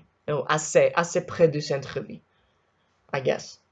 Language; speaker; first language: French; non-native, learner; Spanish